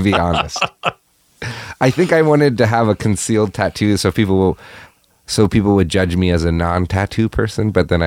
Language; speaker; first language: English; native; English